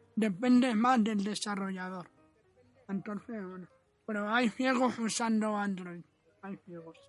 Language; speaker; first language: Spanish; non-native, fluent; Arabic